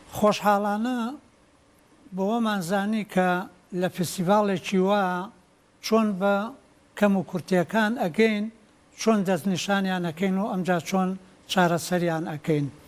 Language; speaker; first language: Central Kurdish; native; Central Kurdish